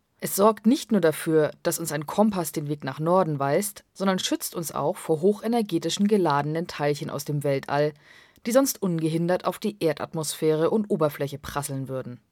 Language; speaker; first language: German; native; German